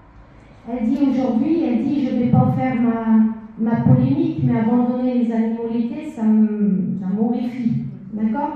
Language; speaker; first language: French; native; French